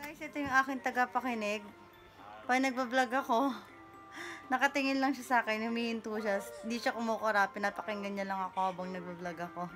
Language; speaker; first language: Filipino; native; Filipino